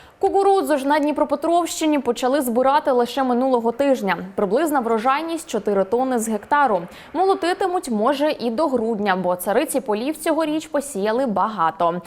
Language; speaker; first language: Ukrainian; native; Ukrainian